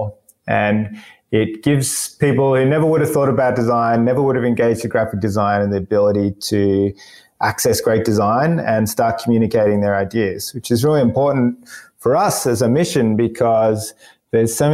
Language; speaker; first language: English; native; English